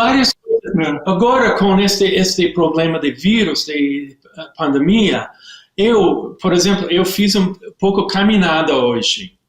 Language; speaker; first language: Portuguese; non-native, learner; English